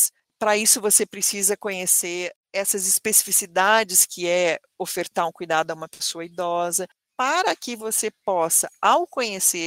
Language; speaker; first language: Portuguese; native; Portuguese